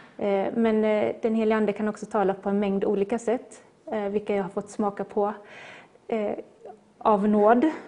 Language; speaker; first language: Swedish; native; Swedish